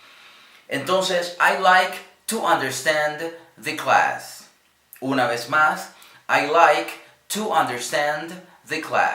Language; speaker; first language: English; non-native, fluent; Spanish